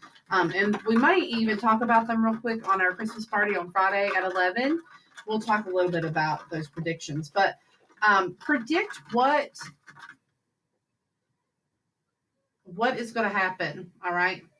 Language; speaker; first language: English; native; English